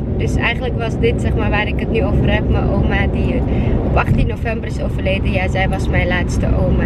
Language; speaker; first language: Dutch; non-native, fluent; Chechen